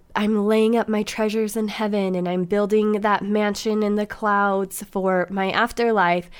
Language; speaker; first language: English; native; English